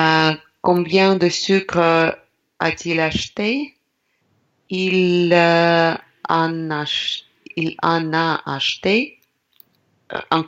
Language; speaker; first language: French; non-native, learner; Russian